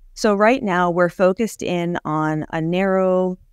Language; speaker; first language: English; native; English